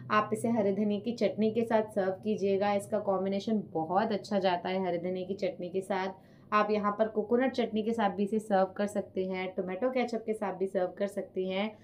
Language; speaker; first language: Hindi; non-native, local second language; Punjabi